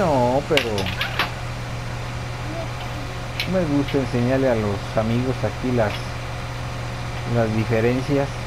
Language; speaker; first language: Spanish; native; Spanish